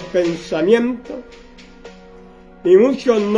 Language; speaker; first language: Spanish; native; Spanish